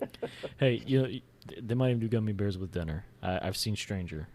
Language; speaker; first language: English; native; English